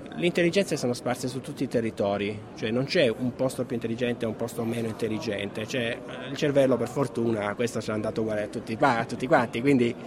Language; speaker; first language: Italian; native; Italian